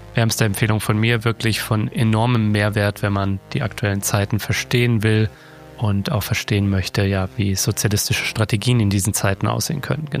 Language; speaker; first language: German; native; German